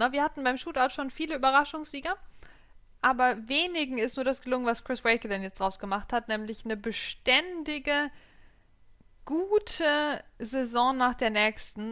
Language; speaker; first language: German; native; German